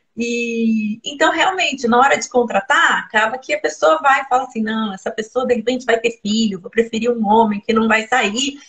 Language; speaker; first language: Portuguese; native; Portuguese